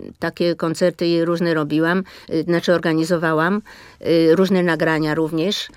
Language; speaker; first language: Polish; native; Polish